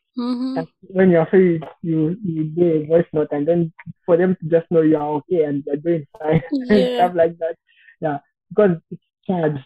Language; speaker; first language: English; non-native, local second language; Bemba